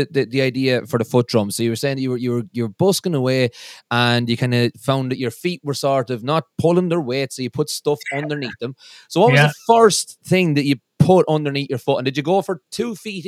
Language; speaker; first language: English; native; English